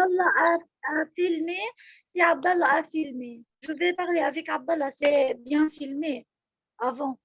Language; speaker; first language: French; non-native, fluent; Arabic